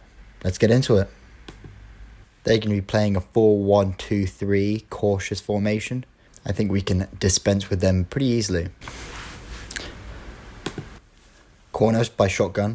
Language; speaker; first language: English; native; English